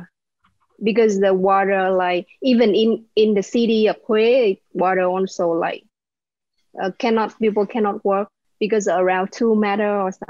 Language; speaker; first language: English; non-native, learner; Vietnamese